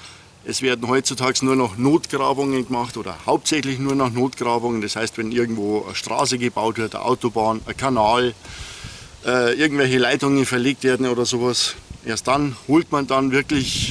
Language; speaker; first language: German; native; German